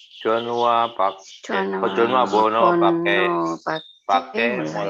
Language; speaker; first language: Korean; non-native, learner; Indonesian